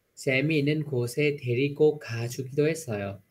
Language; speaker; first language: Korean; non-native, fluent; Vietnamese